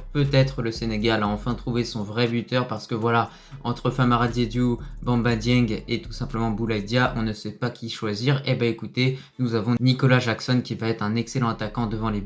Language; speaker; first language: French; native; French